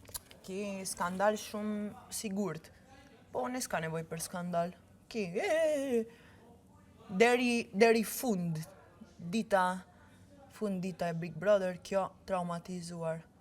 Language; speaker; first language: Albanian; early bilingual, heritage; Italian